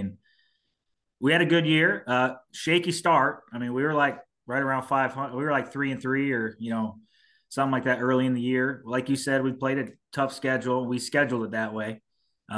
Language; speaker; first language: English; native; English